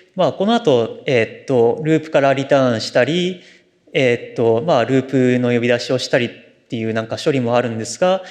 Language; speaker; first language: Japanese; native; Japanese